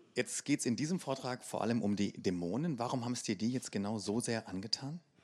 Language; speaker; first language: German; native; German